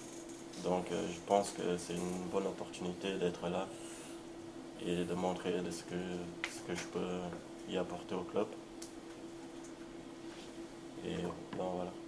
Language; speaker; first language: French; non-native, local second language; Luxembourgish